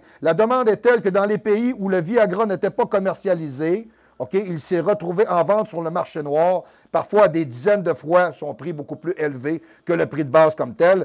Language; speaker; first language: French; native; French